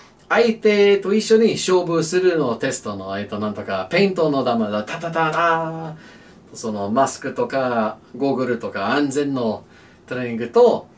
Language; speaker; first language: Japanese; non-native, learner; English